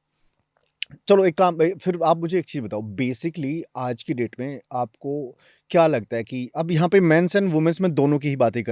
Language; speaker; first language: Hindi; native; Hindi